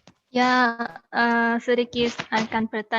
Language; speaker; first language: Indonesian; non-native, learner; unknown